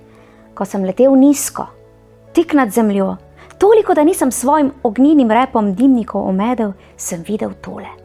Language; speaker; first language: Slovenian; native; Slovenian